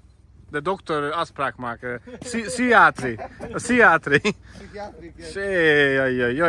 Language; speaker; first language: Dutch; non-native, learner; Polish